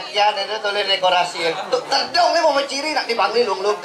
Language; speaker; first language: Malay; non-native, local second language; Balinese